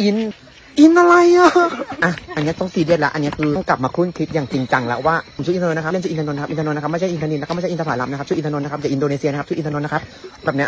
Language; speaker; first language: Thai; native; Thai